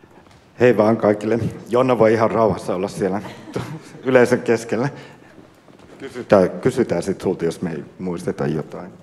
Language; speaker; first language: Finnish; native; Finnish